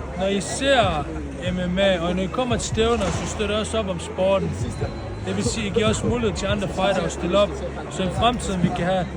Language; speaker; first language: Danish; early bilingual, other home language; Bosnian